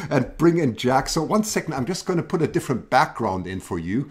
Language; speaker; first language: English; native; English